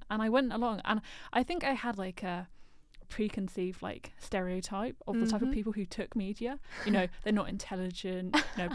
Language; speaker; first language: English; native; English